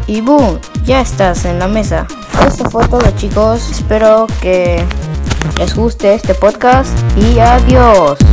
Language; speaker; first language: Spanish; native; Spanish